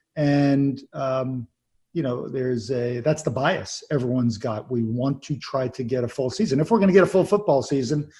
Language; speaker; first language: English; native; English